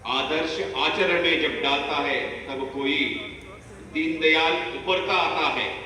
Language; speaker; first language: Hindi; non-native, local second language; Telugu